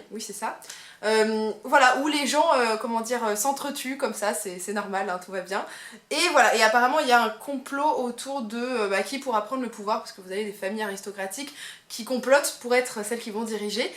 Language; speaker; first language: French; native; French